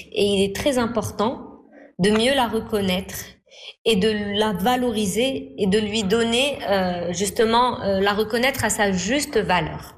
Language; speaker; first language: French; non-native, local second language; Arabic